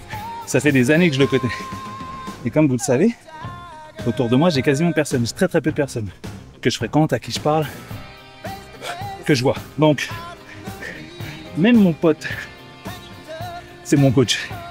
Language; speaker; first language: French; native; French